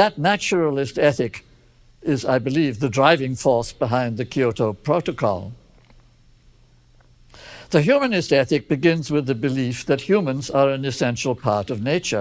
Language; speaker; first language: English; native; English